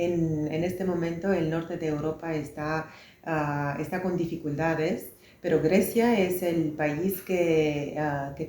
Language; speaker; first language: Spanish; non-native, fluent; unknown